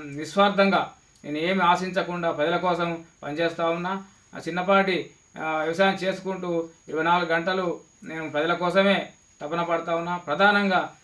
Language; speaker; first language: Telugu; native; Telugu